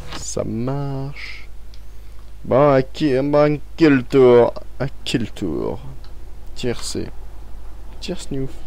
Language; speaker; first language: French; native; French